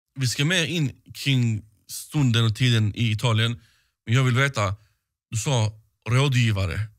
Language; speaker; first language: Swedish; early bilingual, other home language; Arabic